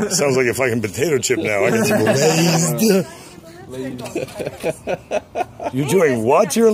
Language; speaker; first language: English; native; English